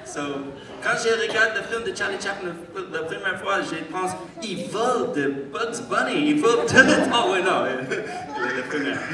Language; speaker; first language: French; non-native, learner; English